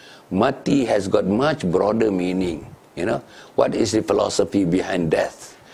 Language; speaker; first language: English; non-native, local second language; Malay